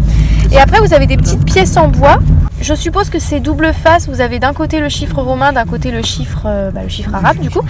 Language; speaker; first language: French; native; French